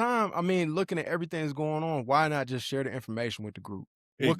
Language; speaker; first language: English; native; English